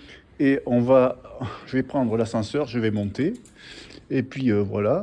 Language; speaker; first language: French; native; French